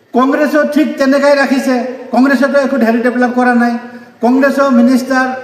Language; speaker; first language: Assamese; non-native, local second language; Nepali